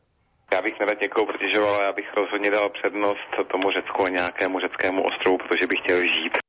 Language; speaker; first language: Czech; native; Czech